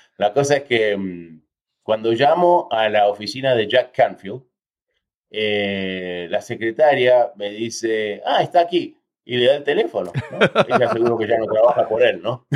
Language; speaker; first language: Spanish; early bilingual, heritage; Spanish